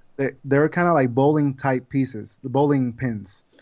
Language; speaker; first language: English; non-native, fluent; Spanish